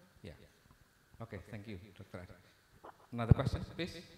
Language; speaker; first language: English; non-native, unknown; Indonesian